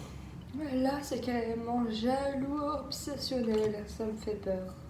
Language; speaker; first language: French; native; French